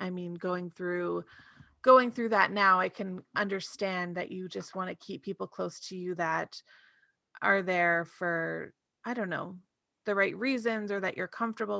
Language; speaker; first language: English; native; English